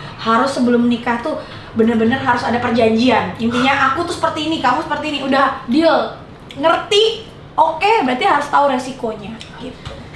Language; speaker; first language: Indonesian; native; Indonesian